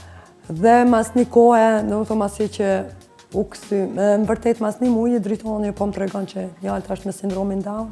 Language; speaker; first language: Albanian; native; Albanian